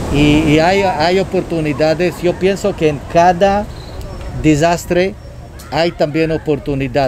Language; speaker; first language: Spanish; non-native, fluent; Hebrew